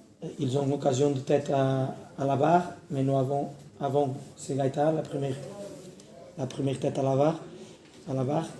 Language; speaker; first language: French; non-native, learner; Portuguese